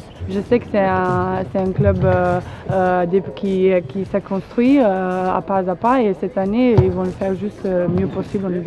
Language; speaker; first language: French; non-native, fluent; Slovenian